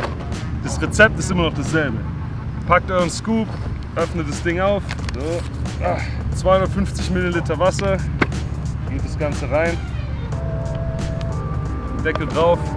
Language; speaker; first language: German; native; German